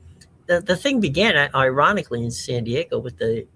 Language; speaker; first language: English; native; English